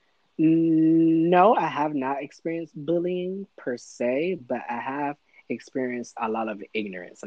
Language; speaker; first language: English; native; English